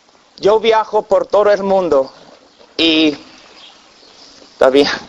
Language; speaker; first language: Spanish; non-native, fluent; English